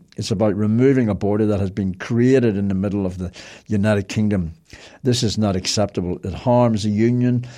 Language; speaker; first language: English; native; English